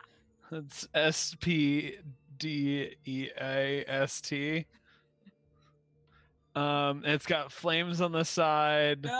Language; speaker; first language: English; native; English